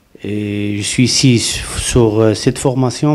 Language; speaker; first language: French; non-native, learner; Arabic